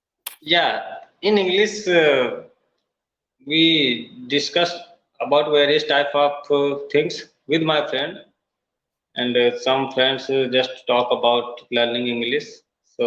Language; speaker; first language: English; non-native, learner; Hindi